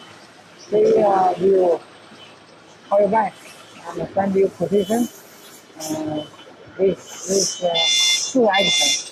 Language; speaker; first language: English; non-native, learner; Chinese